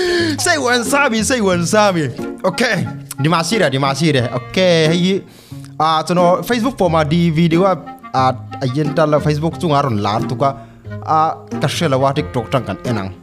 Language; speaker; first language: Burmese; non-native, local second language; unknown